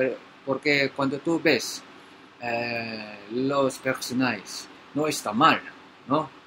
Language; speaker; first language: Spanish; non-native, learner; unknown